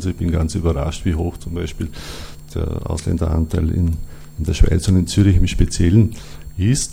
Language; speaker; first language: German; native; German